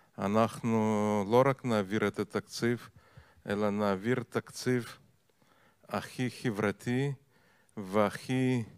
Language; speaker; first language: Hebrew; non-native, fluent; Russian